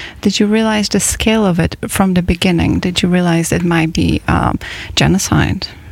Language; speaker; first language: English; non-native, fluent; Polish